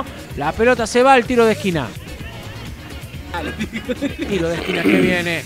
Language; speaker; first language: Spanish; native; Spanish